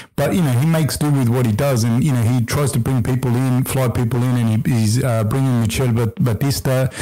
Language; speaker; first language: English; early bilingual, other home language; Spanish